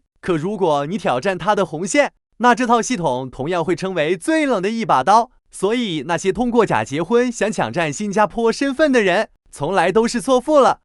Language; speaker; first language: Chinese; native; Chinese